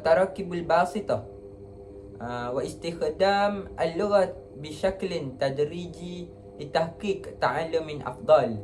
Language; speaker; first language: Arabic; non-native, learner; Malay